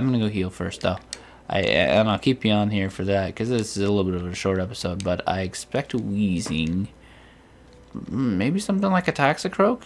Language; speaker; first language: English; native; English